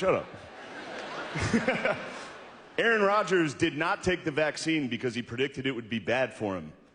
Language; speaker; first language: English; native; English